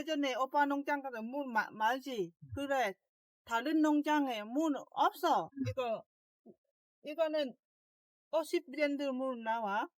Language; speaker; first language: Korean; non-native, learner; Lao